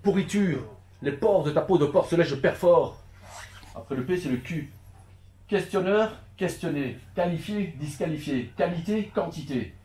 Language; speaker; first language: French; early bilingual, other home language; Turkish